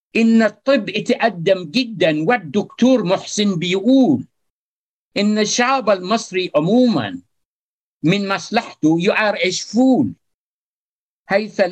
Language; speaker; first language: Arabic; non-native, fluent; English